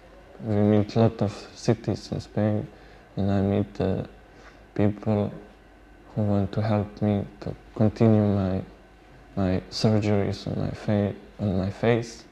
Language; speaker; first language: English; non-native, learner; Bosnian